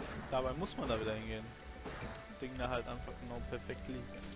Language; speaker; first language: German; native; German